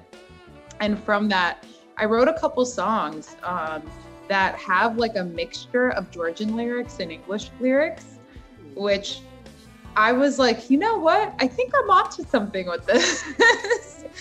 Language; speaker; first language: English; native; English